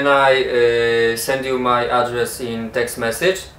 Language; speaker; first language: English; non-native, learner; Bulgarian